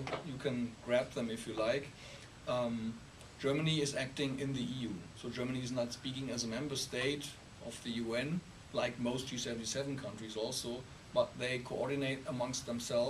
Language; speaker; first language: English; non-native, fluent; German